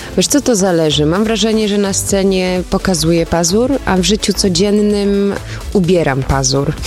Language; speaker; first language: Polish; early bilingual, heritage; Polish